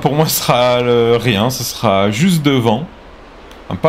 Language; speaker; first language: French; native; French